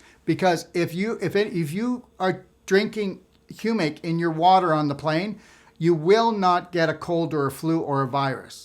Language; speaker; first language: English; native; English